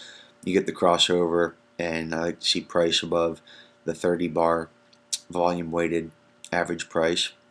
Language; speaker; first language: English; native; English